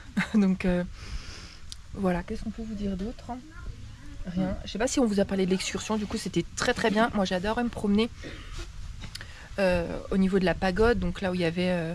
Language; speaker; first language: French; native; French